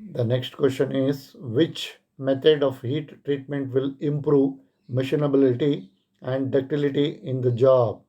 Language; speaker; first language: English; non-native, local second language; Kannada